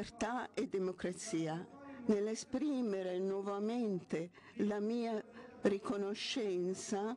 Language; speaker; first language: Italian; non-native, fluent; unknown